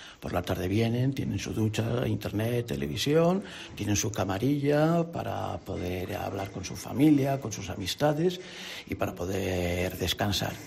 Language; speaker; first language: Spanish; native; Spanish